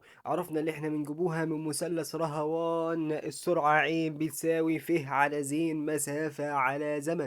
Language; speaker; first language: Arabic; native; Arabic